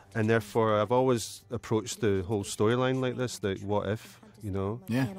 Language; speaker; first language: English; native; English